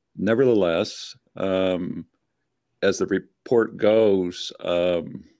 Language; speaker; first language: English; native; English